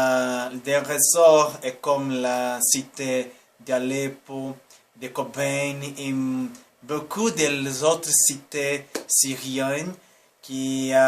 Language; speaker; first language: French; non-native, learner; Portuguese